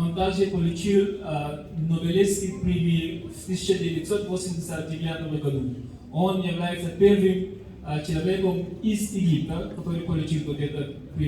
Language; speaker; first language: Russian; non-native, fluent; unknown